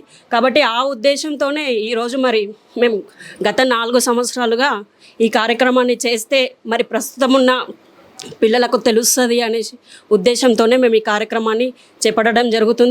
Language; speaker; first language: Telugu; native; Telugu